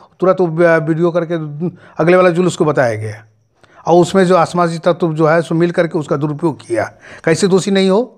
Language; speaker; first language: Hindi; native; Hindi